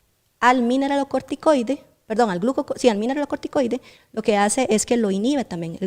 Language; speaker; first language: Spanish; native; Spanish